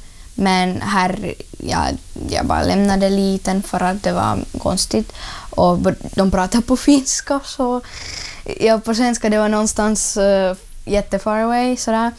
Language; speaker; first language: Swedish; non-native, learner; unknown